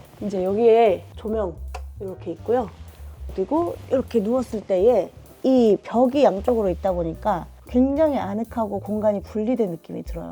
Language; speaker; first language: Korean; native; Korean